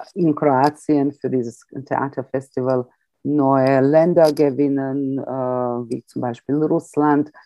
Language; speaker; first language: German; early bilingual, heritage; Croatian